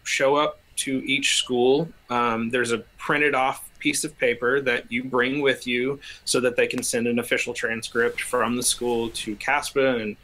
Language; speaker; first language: English; native; English